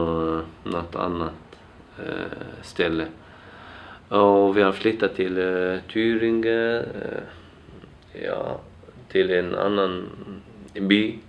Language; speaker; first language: Swedish; non-native, fluent; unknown